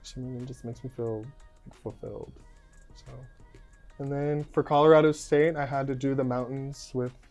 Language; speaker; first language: English; native; English